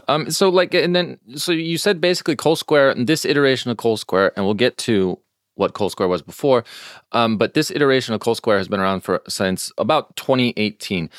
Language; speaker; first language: English; native; English